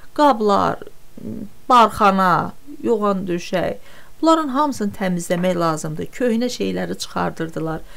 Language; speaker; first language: Azerbaijani; non-native, local second language; Talysh